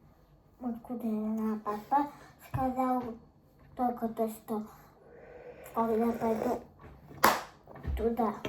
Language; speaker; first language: Russian; early bilingual, other home language; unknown